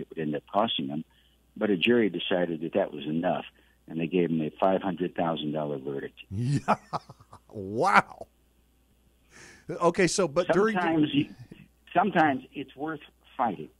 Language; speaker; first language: English; native; English